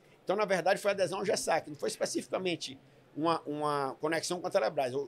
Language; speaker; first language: Portuguese; native; Portuguese